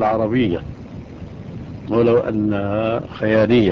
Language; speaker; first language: Arabic; early bilingual, other home language; Albanian